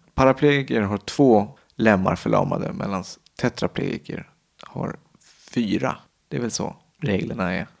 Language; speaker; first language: Swedish; native; Swedish